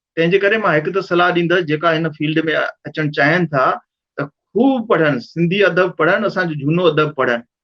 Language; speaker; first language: Sindhi; early bilingual, heritage; Sindhi